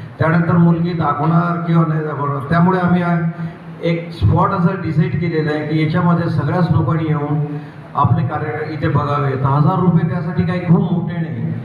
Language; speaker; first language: Marathi; native; Marathi